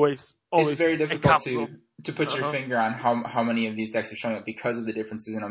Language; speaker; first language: English; native; English